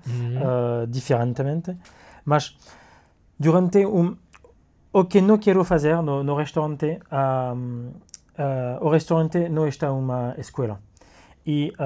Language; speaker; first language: Portuguese; non-native, learner; French